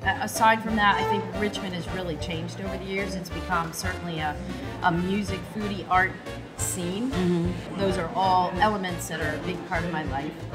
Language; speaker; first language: English; native; English